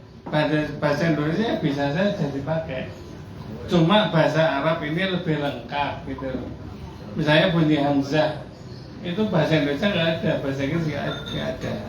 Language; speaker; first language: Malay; non-native, local second language; Javanese